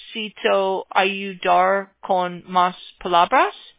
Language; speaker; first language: Spanish; non-native, learner; English